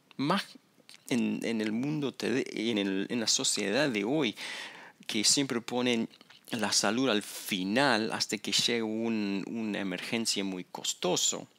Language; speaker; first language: Spanish; non-native, fluent; English